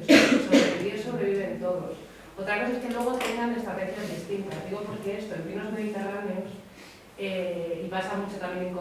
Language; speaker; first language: Spanish; native; Spanish